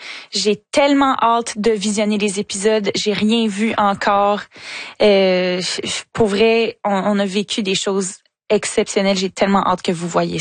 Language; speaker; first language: French; native; French